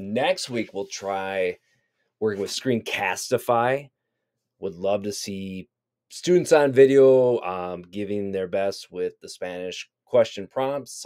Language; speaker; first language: English; native; English